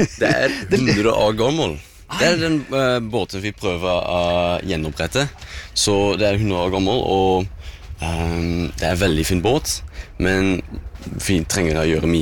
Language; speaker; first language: Norwegian; non-native, fluent; Dutch